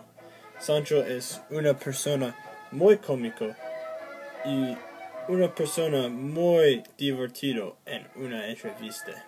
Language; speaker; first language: Spanish; non-native, learner; English